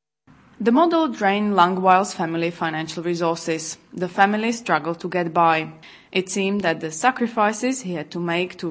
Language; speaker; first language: English; non-native, fluent; Czech